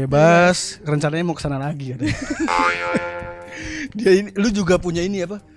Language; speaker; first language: Indonesian; native; Indonesian